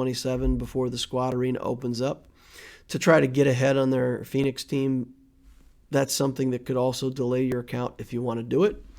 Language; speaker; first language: English; native; English